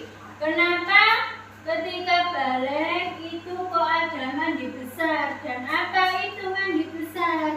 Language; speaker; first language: Indonesian; native; Indonesian